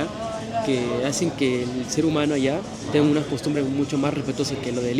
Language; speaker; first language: Spanish; native; Spanish